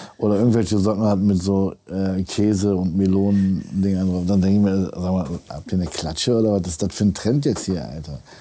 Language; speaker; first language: German; early bilingual, other home language; Arabic